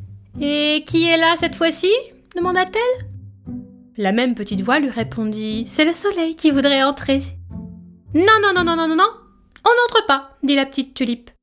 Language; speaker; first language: French; native; French